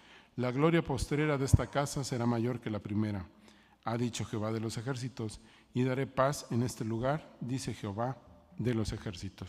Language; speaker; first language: Spanish; native; Spanish